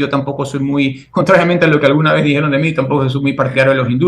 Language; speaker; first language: Spanish; native; Spanish